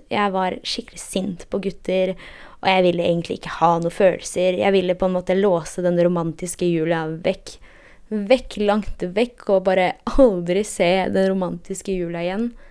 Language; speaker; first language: Norwegian; early bilingual, other home language; Polish